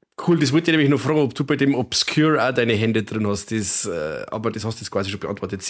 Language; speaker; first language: German; native; German